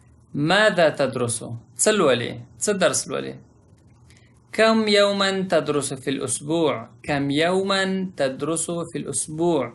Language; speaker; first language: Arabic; non-native, fluent; Pashto